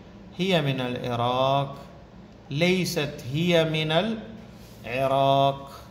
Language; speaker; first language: Arabic; non-native, fluent; Urdu